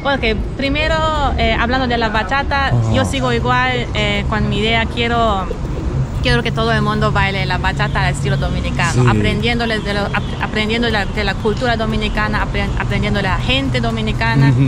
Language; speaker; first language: Spanish; non-native, fluent; German